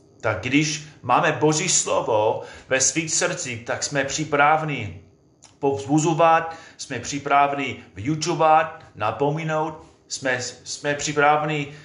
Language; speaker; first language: Czech; non-native, fluent; English